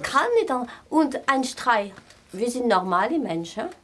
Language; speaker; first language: German; non-native, fluent; French